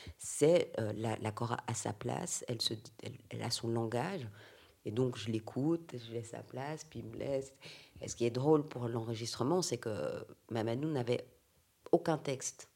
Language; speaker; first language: French; native; French